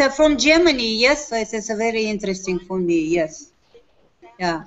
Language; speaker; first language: English; non-native, fluent; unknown